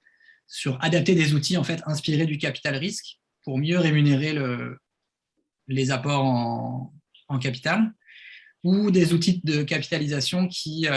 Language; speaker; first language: French; native; French